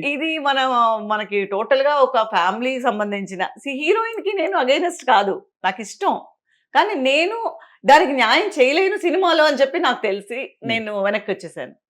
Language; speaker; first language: Telugu; native; Telugu